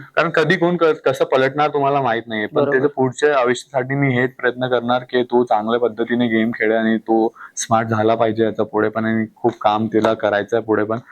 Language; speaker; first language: Marathi; non-native, local second language; Hindi